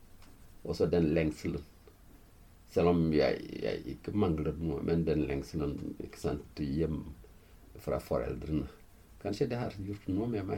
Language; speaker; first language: Norwegian; non-native, fluent; Fula